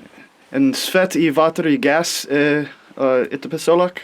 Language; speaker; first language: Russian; non-native, learner; English